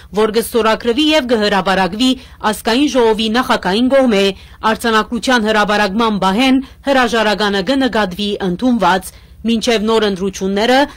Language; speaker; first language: Armenian; early bilingual, heritage; Armenian